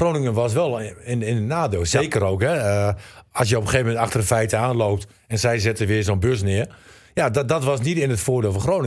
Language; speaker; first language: Dutch; native; Dutch